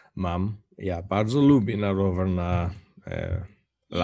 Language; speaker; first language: Polish; non-native, learner; English